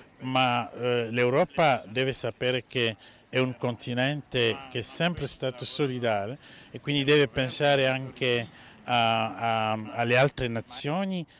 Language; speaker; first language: Italian; non-native, fluent; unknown